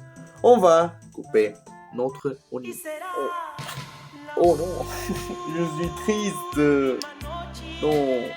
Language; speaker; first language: French; non-native, learner; Spanish